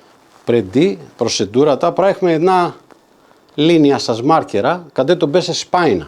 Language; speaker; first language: Bulgarian; non-native, fluent; Macedonian